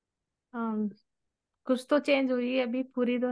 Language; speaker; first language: Hindi; native; Hindi